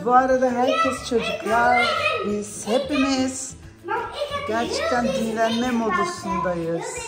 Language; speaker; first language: Turkish; early bilingual, heritage; Turkish